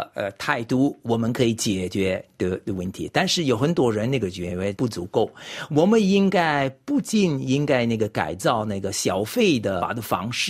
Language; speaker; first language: Chinese; non-native, fluent; French